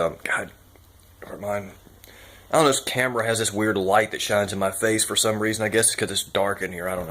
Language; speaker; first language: English; native; English